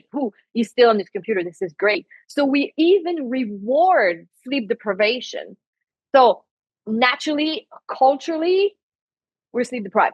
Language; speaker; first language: English; non-native, fluent; French